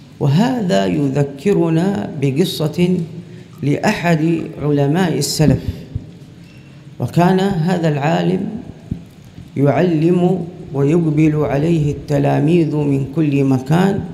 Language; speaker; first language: Arabic; native; Arabic